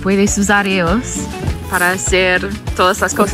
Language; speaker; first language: Spanish; non-native, learner; English